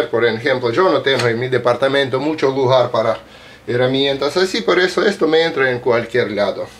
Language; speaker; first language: Spanish; non-native, learner; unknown